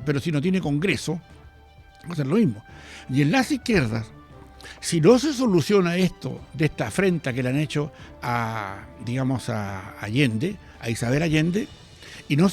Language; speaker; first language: Spanish; native; Spanish